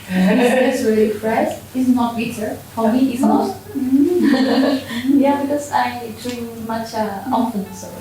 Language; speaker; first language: English; non-native, learner; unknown